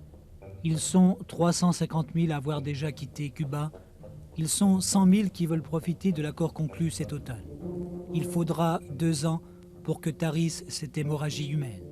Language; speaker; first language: French; native; French